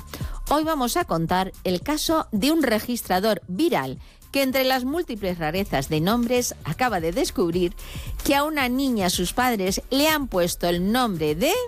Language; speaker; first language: Spanish; native; Spanish